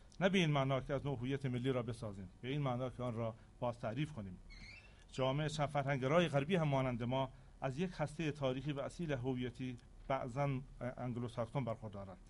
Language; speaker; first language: Persian; non-native, local second language; Central Kurdish